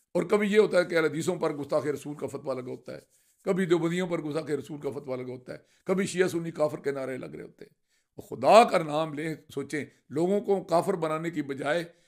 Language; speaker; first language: Urdu; non-native, local second language; Punjabi